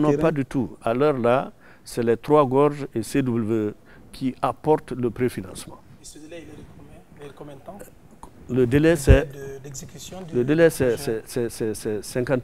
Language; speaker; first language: French; non-native, local second language; Susu